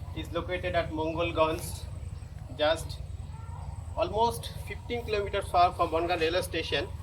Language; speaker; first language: English; non-native, local second language; Bangla